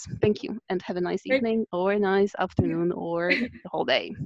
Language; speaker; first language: English; non-native, fluent; Polish